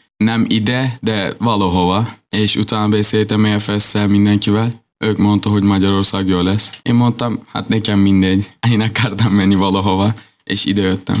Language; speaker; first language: Hungarian; non-native, learner; Turkish